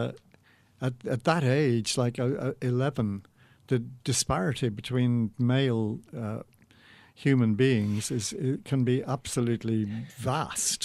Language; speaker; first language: English; native; English